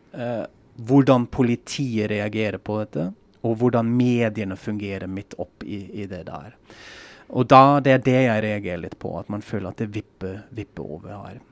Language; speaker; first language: Norwegian; non-native, fluent; German